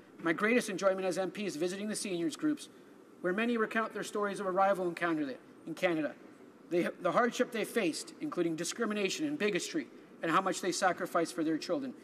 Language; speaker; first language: English; early bilingual, other home language; Italian